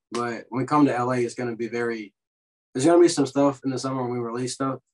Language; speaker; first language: English; native; English